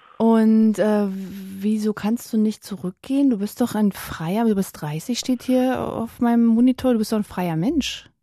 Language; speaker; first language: German; native; German